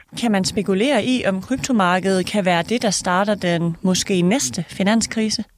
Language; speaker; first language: Danish; native; Danish